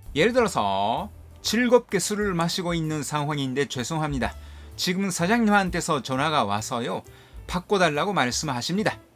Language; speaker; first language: Korean; non-native, fluent; Japanese